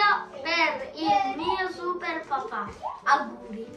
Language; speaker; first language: Italian; early bilingual, other home language; Filipino